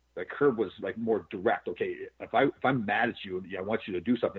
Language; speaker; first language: English; native; English